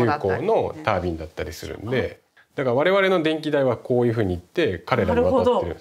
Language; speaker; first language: Japanese; native; Japanese